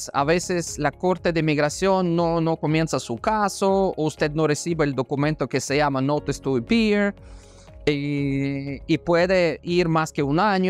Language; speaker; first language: Spanish; non-native, fluent; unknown